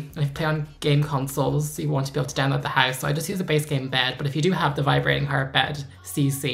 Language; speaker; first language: English; native; English